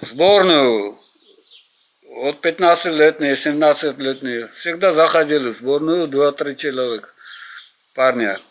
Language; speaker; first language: Russian; non-native, learner; Georgian